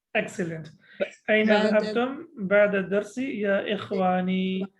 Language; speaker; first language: Arabic; non-native, fluent; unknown